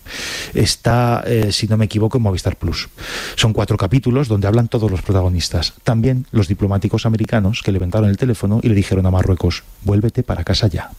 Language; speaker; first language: Spanish; native; Spanish